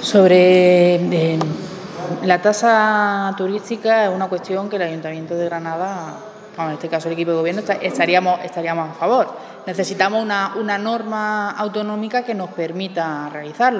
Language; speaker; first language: Spanish; native; Spanish